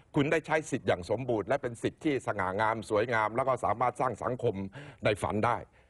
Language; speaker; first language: Thai; native; Thai